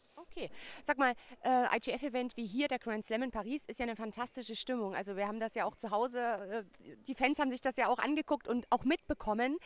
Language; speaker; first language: German; native; German